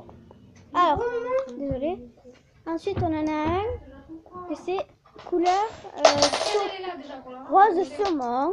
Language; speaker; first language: French; native; French